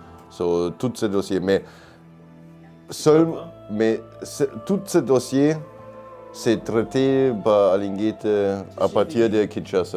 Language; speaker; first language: French; non-native, learner; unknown